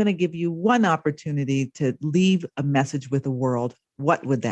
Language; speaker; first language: English; native; English